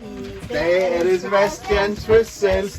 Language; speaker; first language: Danish; native; Danish